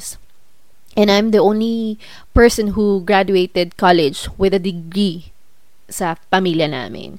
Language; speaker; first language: English; non-native, local second language; Filipino